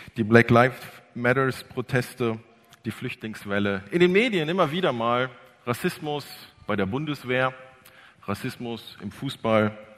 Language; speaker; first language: German; early bilingual, other home language; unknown